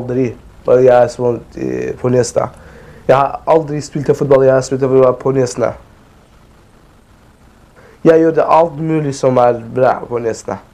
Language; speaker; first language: Norwegian; non-native, learner; Kurdish